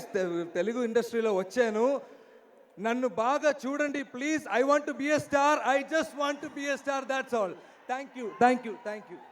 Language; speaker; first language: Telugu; non-native, learner; Malayalam